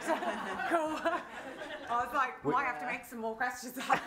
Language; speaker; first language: English; native; English